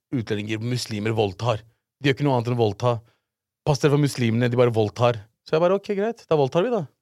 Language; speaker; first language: Norwegian; early bilingual, other home language; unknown